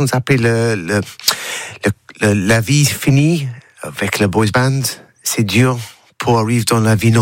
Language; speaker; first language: French; non-native, learner; English